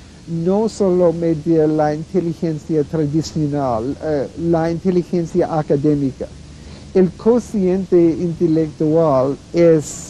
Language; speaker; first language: Spanish; non-native, fluent; English